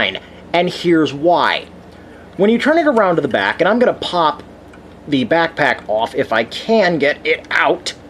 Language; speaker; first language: English; native; English